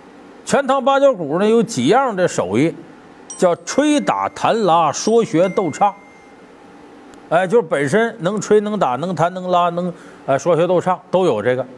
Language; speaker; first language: Chinese; native; Chinese